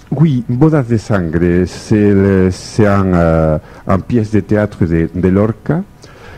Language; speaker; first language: French; non-native, fluent; Spanish